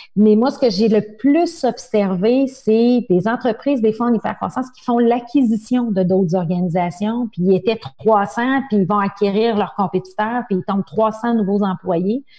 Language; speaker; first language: French; native; French